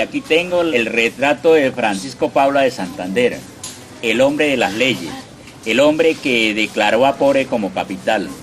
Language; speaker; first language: Spanish; native; Spanish